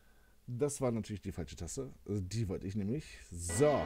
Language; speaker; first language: German; native; German